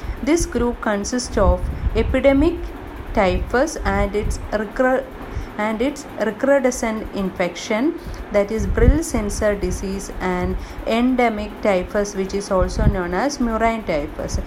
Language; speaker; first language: English; non-native, local second language; Malayalam